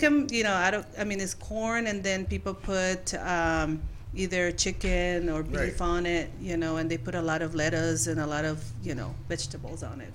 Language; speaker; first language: English; non-native, fluent; Spanish